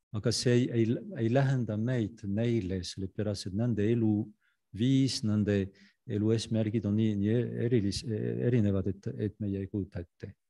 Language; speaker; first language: Estonian; non-native, fluent; French